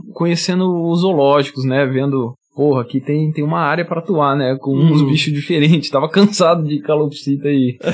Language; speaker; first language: Portuguese; native; Portuguese